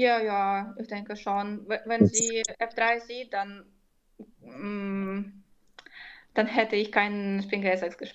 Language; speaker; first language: German; non-native, fluent; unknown